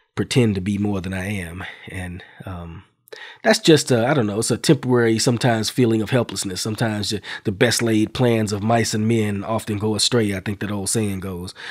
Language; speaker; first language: English; native; English